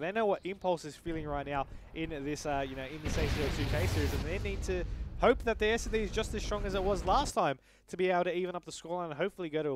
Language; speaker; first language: English; native; English